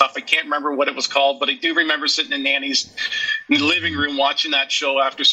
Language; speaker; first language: English; native; English